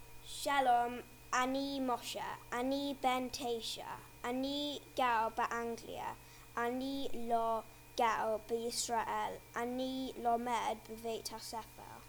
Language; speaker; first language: Hebrew; non-native, learner; English